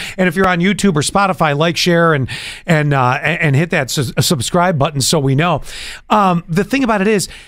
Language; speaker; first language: English; native; English